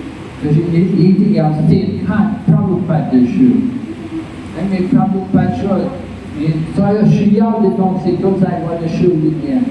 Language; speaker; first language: Chinese; non-native, fluent; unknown